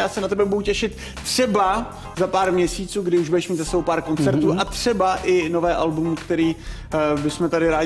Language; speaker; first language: Czech; native; Czech